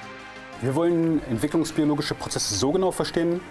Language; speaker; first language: German; native; German